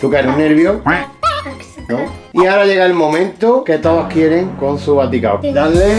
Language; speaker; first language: Spanish; native; Spanish